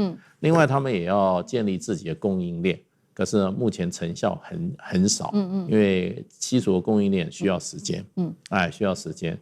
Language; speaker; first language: Chinese; native; Chinese